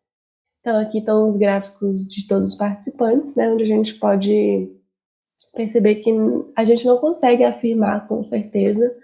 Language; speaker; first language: Portuguese; native; Portuguese